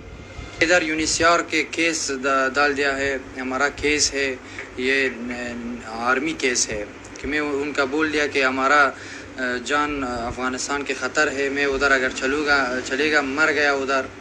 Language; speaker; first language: Hindi; non-native, learner; Persian